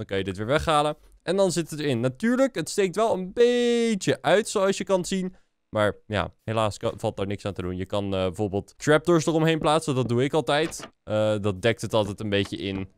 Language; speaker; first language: Dutch; native; Dutch